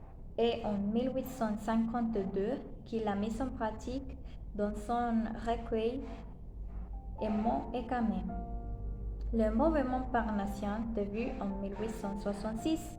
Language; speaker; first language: French; non-native, learner; Spanish